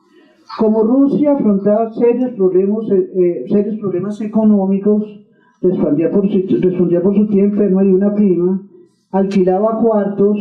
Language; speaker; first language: Spanish; native; Spanish